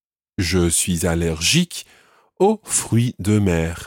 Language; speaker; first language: French; non-native, fluent; English